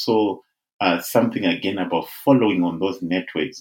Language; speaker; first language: English; non-native, local second language; Shona